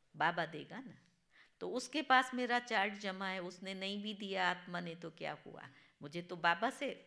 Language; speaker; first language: Hindi; non-native, local second language; Gujarati